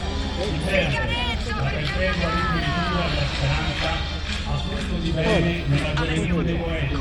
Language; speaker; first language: Italian; native; Italian